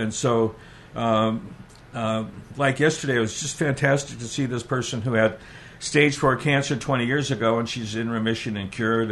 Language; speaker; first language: English; native; English